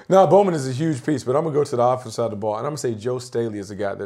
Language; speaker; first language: English; native; English